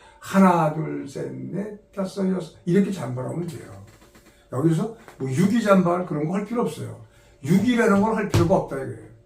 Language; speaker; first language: Korean; native; Korean